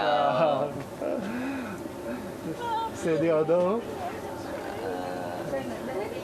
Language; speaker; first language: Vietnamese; non-native, learner; Korean